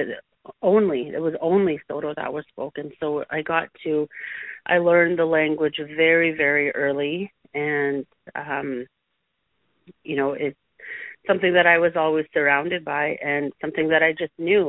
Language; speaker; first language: English; native; English